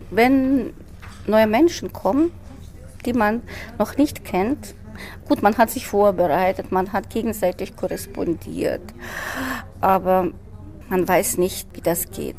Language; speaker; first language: German; non-native, fluent; Russian